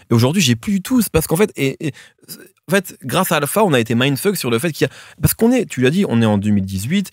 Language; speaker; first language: French; native; French